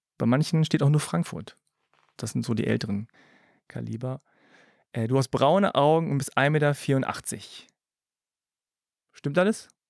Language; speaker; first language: German; early bilingual, other home language; Korean